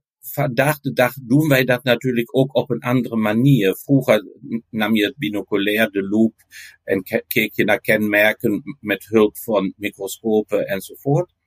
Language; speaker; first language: Dutch; non-native, fluent; German